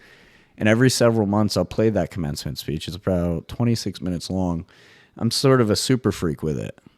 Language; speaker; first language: English; native; English